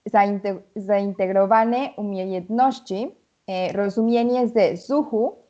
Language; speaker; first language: Polish; non-native, learner; Spanish